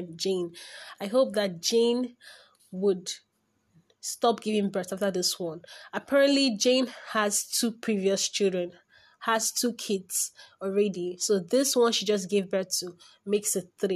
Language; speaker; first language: English; non-native, local second language; Igbo